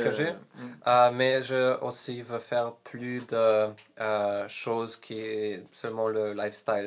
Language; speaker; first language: French; non-native, learner; Polish